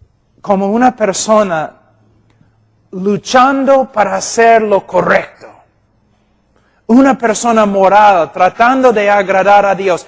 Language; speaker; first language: Spanish; non-native, fluent; English